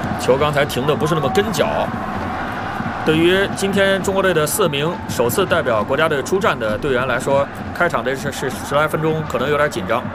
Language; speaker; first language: Chinese; native; Chinese